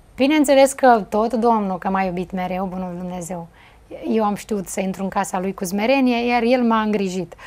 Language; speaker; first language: Romanian; native; Romanian